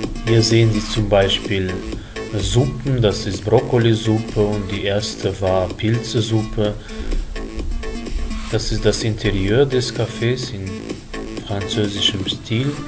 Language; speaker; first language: German; non-native, fluent; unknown